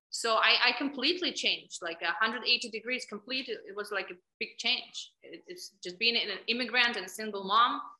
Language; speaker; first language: English; non-native, fluent; Ukrainian